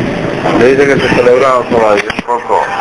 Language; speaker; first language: Spanish; native; Spanish